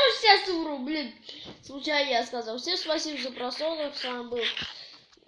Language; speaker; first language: Russian; native; Russian